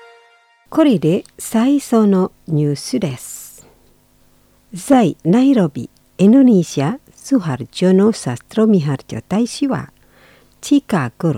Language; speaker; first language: Japanese; non-native, fluent; Indonesian